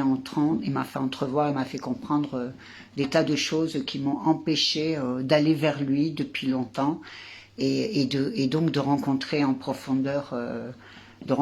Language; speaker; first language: French; native; French